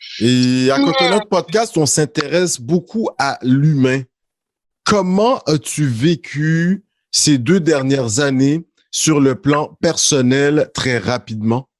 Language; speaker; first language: French; native; French